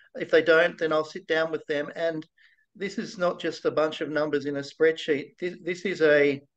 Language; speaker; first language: English; native; English